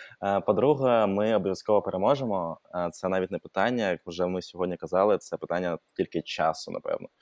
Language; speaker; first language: Ukrainian; non-native, local second language; Russian